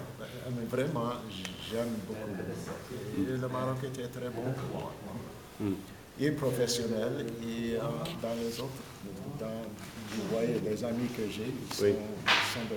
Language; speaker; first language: French; non-native, fluent; English